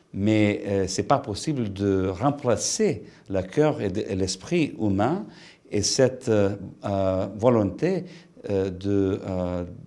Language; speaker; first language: French; non-native, fluent; Lithuanian